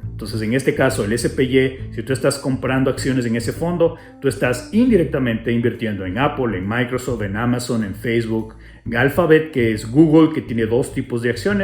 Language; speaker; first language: Spanish; native; Spanish